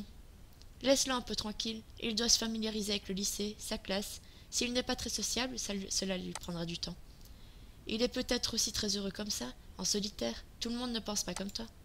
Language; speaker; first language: French; native; French